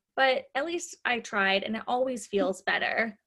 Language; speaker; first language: English; native; English